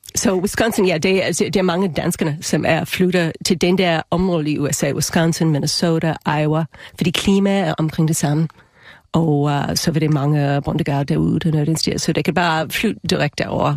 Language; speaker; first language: Danish; non-native, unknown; English